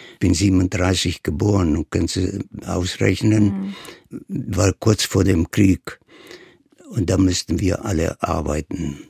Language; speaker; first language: German; non-native, fluent; Italian